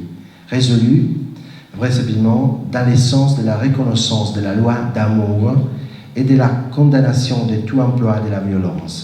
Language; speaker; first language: French; non-native, fluent; Italian